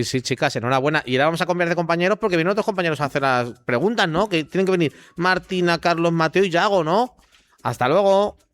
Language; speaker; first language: Spanish; native; Spanish